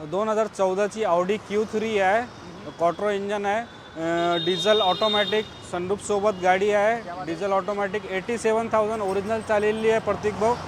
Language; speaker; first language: Marathi; non-native, local second language; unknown